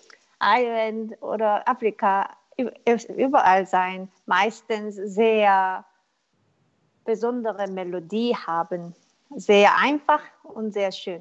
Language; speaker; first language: German; non-native, learner; Korean